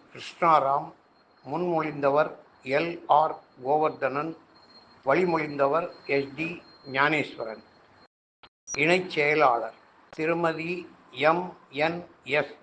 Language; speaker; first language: Tamil; non-native, local second language; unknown